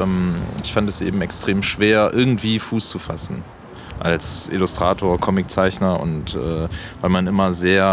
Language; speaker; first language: German; native; German